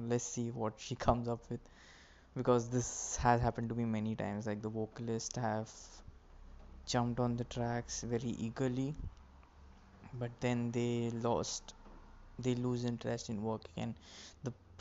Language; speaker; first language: English; non-native, local second language; Marathi